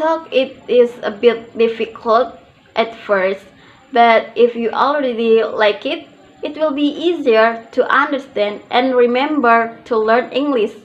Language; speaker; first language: English; non-native, learner; Indonesian